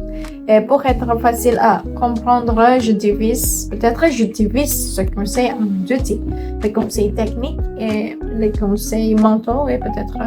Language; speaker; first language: French; non-native, learner; Indonesian